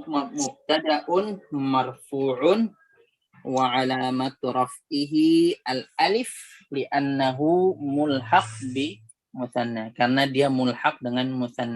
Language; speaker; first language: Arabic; non-native, fluent; Indonesian